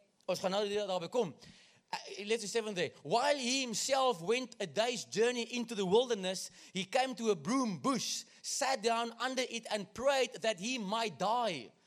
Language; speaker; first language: English; non-native, local second language; Afrikaans